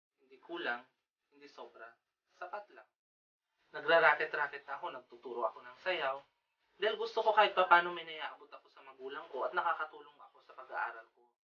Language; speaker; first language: Filipino; non-native, local second language; Iloko